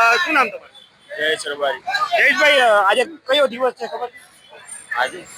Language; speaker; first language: Gujarati; native; Gujarati